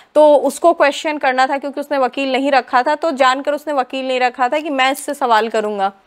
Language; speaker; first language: Hindi; native; Hindi